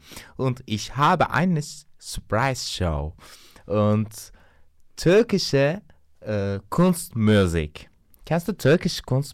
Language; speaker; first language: German; non-native, learner; Turkish